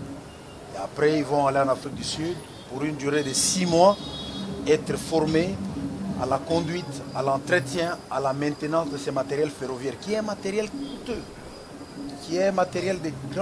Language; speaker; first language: French; non-native, local second language; Lingala